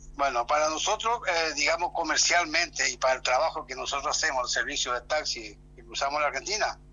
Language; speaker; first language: Spanish; native; Spanish